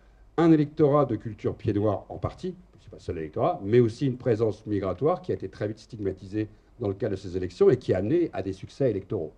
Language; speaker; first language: French; native; French